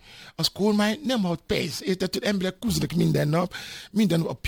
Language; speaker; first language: Hungarian; non-native, fluent; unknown